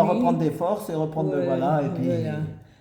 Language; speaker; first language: French; native; French